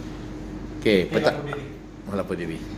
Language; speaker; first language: Malay; native; Malay